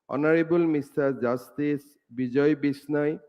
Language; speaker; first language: Hindi; non-native, local second language; Assamese